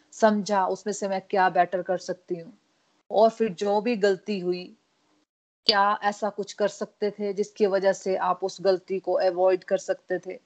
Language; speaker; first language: Hindi; non-native, local second language; Punjabi